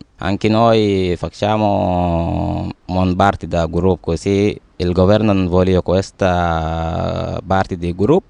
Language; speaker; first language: Italian; non-native, learner; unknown